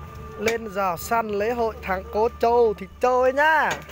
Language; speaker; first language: Vietnamese; non-native, local second language; Hmong